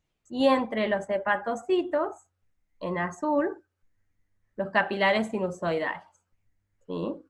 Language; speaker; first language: Spanish; native; Spanish